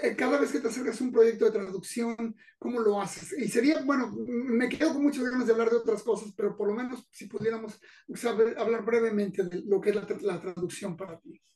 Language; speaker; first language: Spanish; native; Spanish